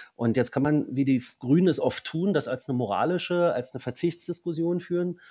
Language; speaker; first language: German; native; German